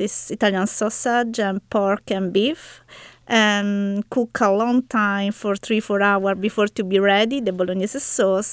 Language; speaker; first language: English; non-native, learner; Italian